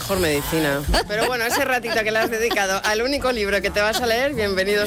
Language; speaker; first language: Spanish; native; Spanish